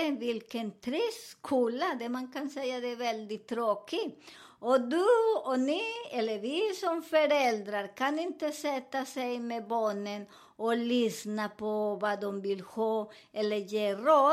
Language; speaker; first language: Swedish; non-native, fluent; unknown